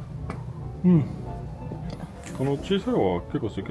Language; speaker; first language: Japanese; non-native, learner; French